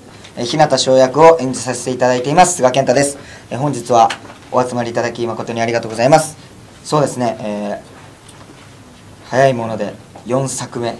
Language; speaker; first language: Japanese; native; Japanese